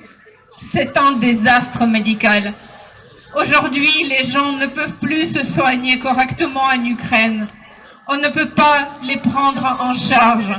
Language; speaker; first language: French; non-native, fluent; Ukrainian